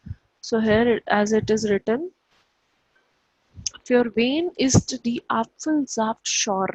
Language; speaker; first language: German; non-native, fluent; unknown